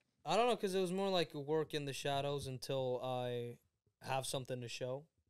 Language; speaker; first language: English; early bilingual, other home language; Swedish